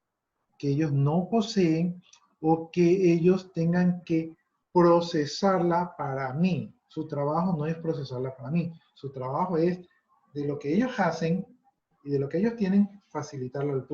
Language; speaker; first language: Spanish; native; Spanish